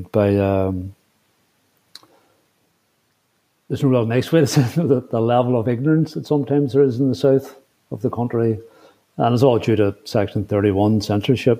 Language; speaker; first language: English; native; English